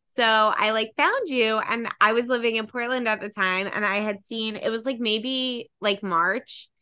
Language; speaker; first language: English; native; English